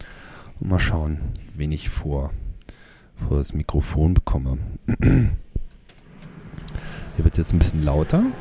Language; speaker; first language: German; native; German